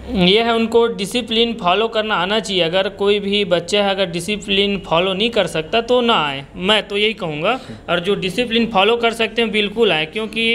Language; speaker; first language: Hindi; native; Hindi